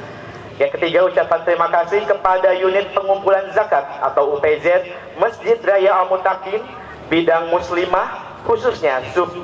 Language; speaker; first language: Indonesian; native; Indonesian